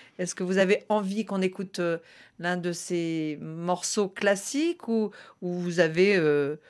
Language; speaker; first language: French; native; French